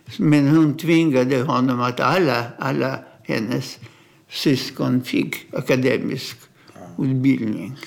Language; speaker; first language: Swedish; non-native, fluent; Russian